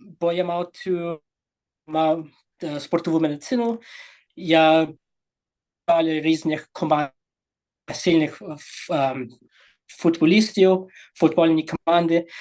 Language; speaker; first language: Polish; early bilingual, heritage; English